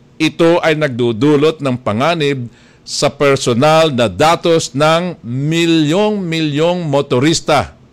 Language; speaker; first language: Filipino; native; Filipino